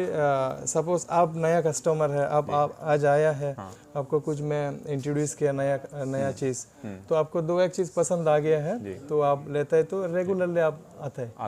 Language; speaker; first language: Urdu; non-native, fluent; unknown